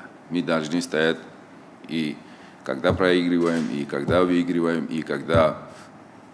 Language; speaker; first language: Russian; non-native, local second language; Tajik